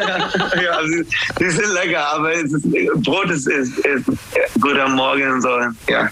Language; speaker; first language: German; non-native, fluent; English